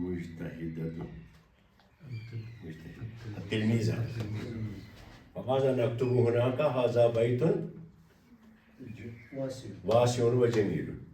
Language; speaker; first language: Arabic; non-native, fluent; Urdu